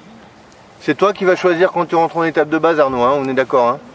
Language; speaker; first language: French; native; French